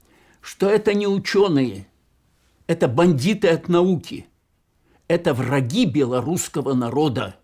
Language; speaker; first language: Russian; native; Russian